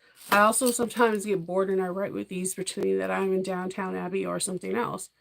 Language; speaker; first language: English; native; English